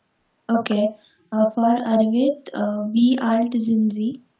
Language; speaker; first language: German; non-native, learner; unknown